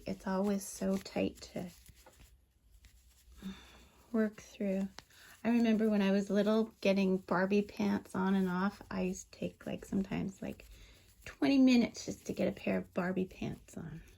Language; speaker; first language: English; native; English